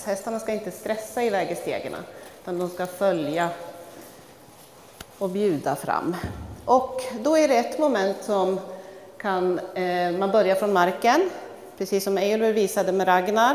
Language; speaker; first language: Swedish; native; Swedish